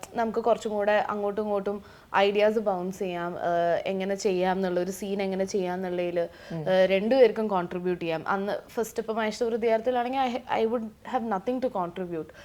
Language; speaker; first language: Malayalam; native; Malayalam